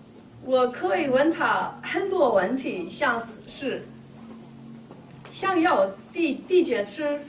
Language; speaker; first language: Chinese; non-native, learner; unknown